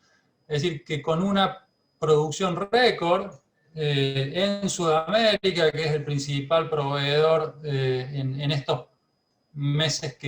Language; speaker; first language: Spanish; native; Spanish